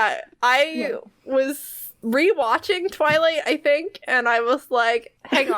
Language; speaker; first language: English; native; English